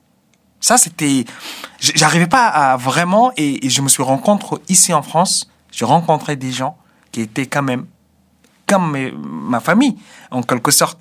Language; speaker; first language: French; non-native, fluent; Arabic